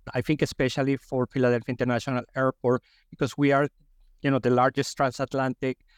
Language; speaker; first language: English; non-native, fluent; Spanish